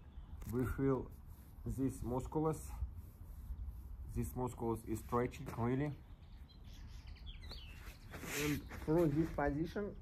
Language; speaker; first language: English; non-native, learner; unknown